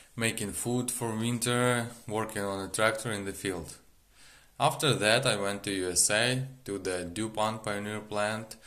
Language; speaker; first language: English; non-native, learner; Ukrainian